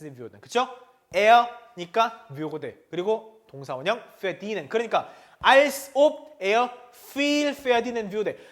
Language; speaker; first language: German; non-native, fluent; Korean